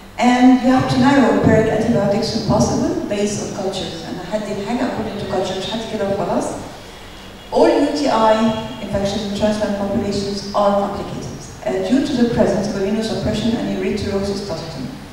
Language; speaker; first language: English; non-native, fluent; Arabic